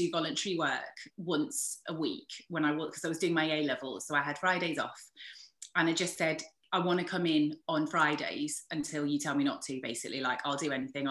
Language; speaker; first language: English; native; English